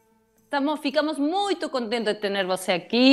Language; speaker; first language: Portuguese; non-native, learner; Spanish